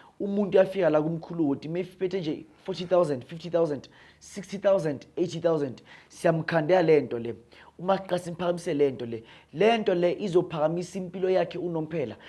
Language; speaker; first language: Zulu; non-native, local second language; Northern Sotho